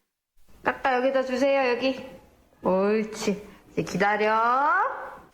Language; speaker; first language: Korean; native; Korean